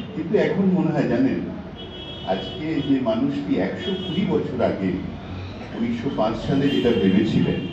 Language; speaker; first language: Bangla; non-native, fluent; Hindi